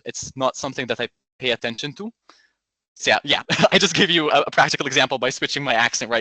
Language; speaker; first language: English; non-native, local second language; Arabic